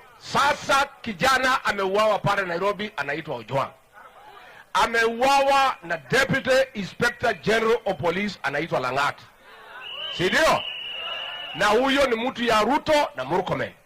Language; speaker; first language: Swahili; non-native, local second language; Kikuyu